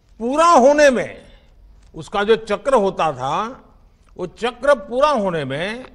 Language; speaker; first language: Hindi; non-native, local second language; Gujarati